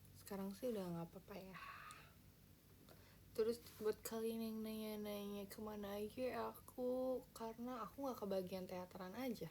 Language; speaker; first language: Indonesian; native; Indonesian